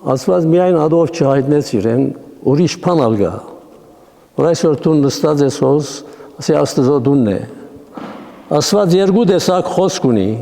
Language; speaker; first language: Armenian; native; Armenian